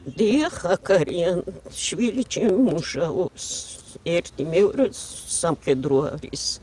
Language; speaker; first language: Georgian; early bilingual, heritage; Georgian